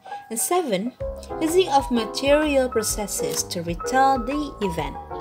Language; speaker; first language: English; non-native, fluent; Indonesian